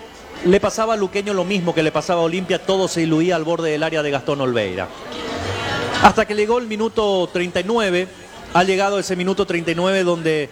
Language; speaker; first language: Spanish; native; Spanish